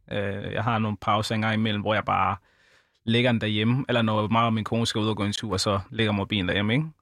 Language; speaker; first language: Danish; early bilingual, other home language; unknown